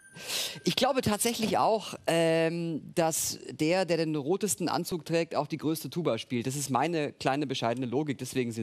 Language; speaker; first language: German; native; German